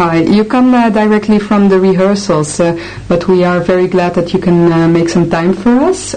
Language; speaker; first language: English; non-native, fluent; Dutch